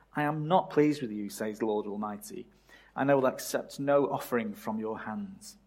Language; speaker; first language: English; native; English